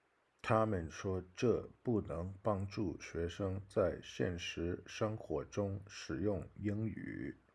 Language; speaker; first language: Chinese; non-native, learner; English